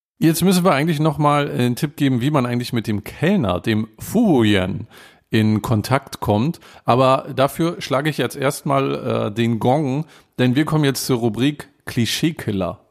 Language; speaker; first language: German; native; German